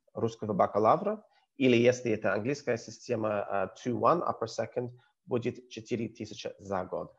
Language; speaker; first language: Russian; non-native, learner; English